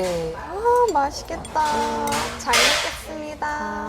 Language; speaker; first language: Korean; non-native, fluent; English